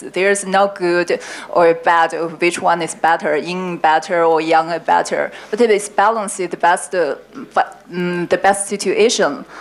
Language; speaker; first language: English; non-native, learner; Chinese